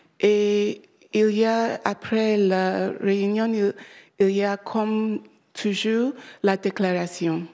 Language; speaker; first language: French; non-native, learner; English